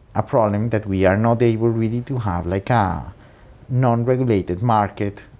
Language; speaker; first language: English; non-native, fluent; Spanish